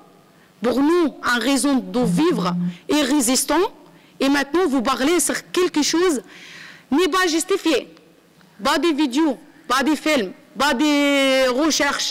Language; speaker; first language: French; non-native, learner; Arabic